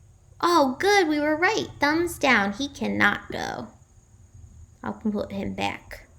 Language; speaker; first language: English; native; English